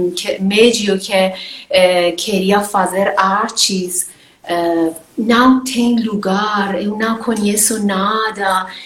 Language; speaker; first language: Portuguese; non-native, learner; Persian